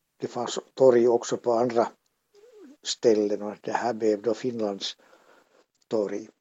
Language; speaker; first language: Swedish; native; Swedish